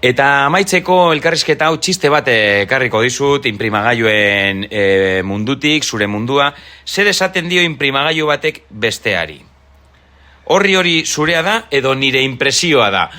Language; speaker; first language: Basque; native; Basque